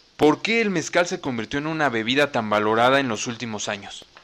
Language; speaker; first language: Spanish; native; Spanish